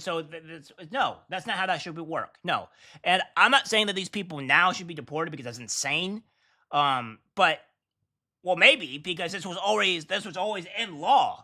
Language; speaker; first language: English; native; English